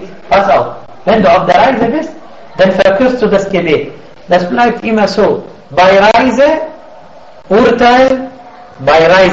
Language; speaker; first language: German; non-native, fluent; Arabic